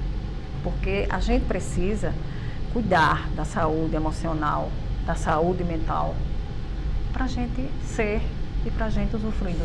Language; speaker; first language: Portuguese; native; Portuguese